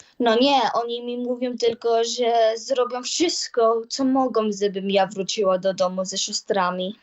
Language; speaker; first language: Polish; early bilingual, heritage; Polish